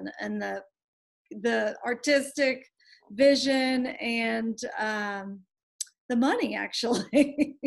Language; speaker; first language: English; native; English